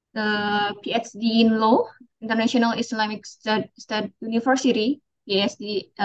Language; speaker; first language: English; non-native, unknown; Indonesian